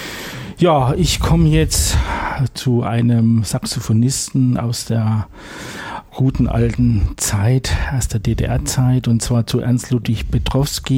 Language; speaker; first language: German; native; German